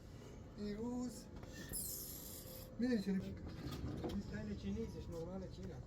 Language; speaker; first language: German; non-native, learner; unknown